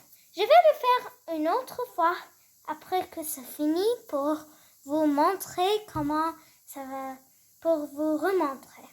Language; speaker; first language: French; non-native, learner; English